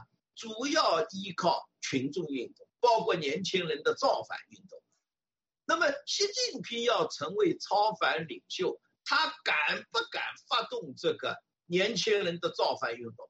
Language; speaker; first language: Chinese; native; Chinese